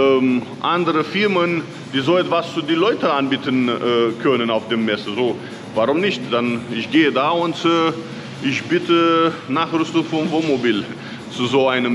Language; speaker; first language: German; non-native, learner; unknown